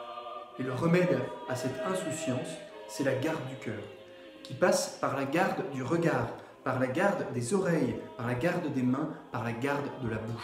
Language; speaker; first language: French; native; French